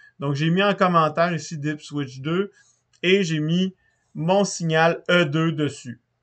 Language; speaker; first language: French; native; French